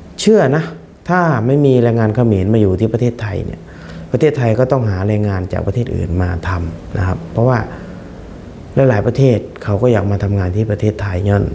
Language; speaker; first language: Thai; non-native, fluent; Khmer